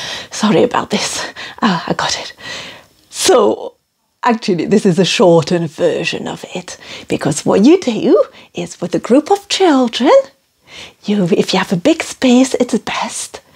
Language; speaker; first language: English; non-native, fluent; French